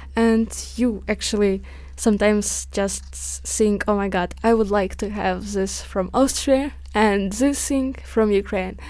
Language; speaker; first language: English; early bilingual, other home language; Ukrainian